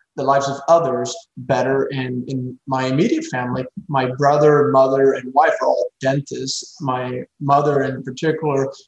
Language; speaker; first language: English; early bilingual, other home language; Spanish